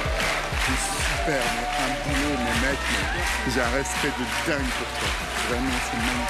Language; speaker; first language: French; native; French